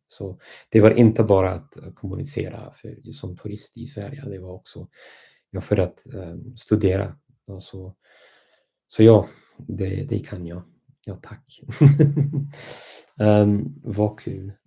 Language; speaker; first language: Swedish; non-native, fluent; English